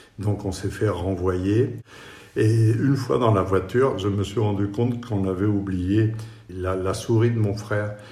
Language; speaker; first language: French; non-native, fluent; Spanish